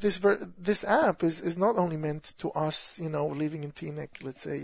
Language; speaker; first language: English; non-native, fluent; Hebrew